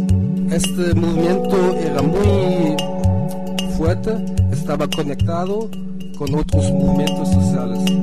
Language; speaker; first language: Spanish; non-native, fluent; German